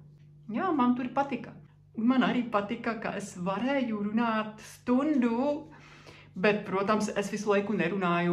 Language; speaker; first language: Latvian; non-native, fluent; Czech